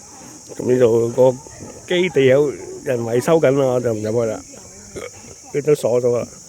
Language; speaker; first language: Chinese; native; Chinese